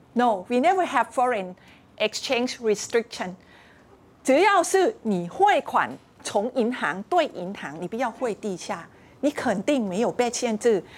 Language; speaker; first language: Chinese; non-native, fluent; Thai